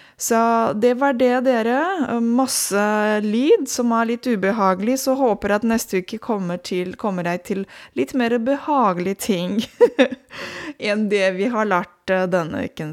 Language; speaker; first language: Norwegian; non-native, fluent; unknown